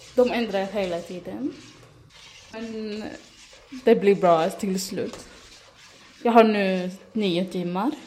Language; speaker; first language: Swedish; non-native, fluent; Arabic